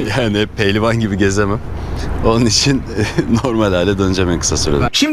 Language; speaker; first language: Turkish; native; Turkish